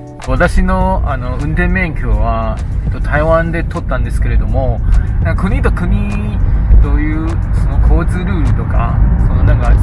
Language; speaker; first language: Japanese; non-native, fluent; Chinese